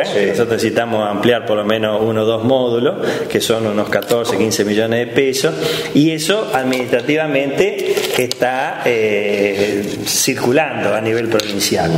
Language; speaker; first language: Spanish; native; Spanish